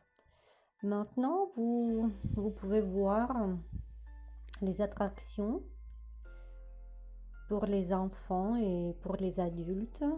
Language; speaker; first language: French; non-native, learner; Russian